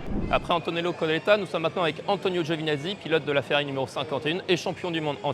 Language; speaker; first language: French; native; French